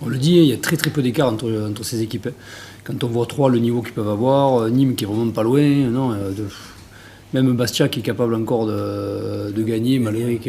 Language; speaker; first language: French; native; French